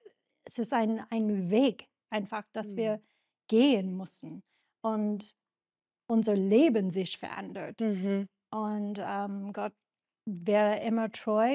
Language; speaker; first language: German; non-native, learner; English